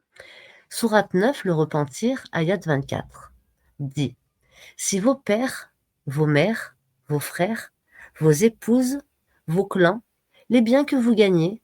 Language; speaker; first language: French; native; French